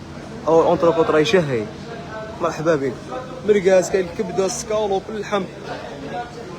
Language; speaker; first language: Arabic; native; Arabic